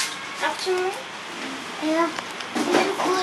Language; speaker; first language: Russian; early bilingual, heritage; Russian